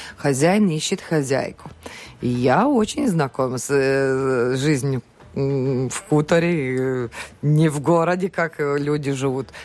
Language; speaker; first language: Russian; non-native, local second language; Latvian